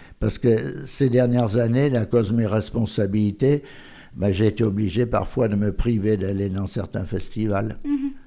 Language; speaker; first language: French; native; French